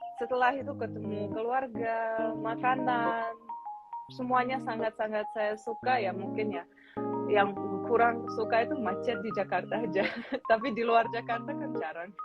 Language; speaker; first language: Indonesian; non-native, fluent; Russian